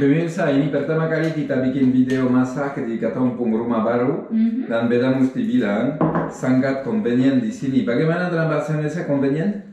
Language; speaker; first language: Indonesian; non-native, learner; French